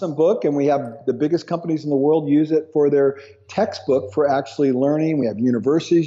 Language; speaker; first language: English; native; English